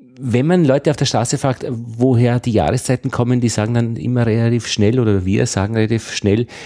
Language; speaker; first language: German; native; German